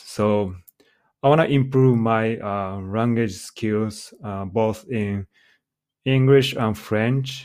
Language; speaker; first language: English; non-native, fluent; Japanese